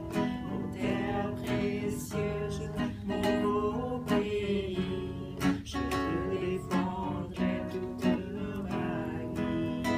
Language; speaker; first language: French; early bilingual, other home language; Vietnamese